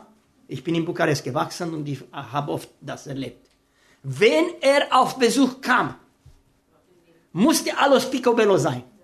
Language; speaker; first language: German; non-native, fluent; Romanian